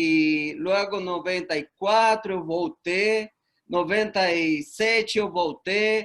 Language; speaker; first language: Portuguese; non-native, fluent; Spanish